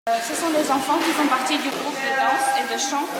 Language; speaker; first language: French; non-native, fluent; Ukrainian